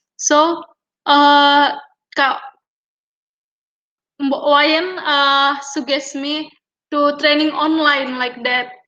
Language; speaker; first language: English; non-native, learner; Indonesian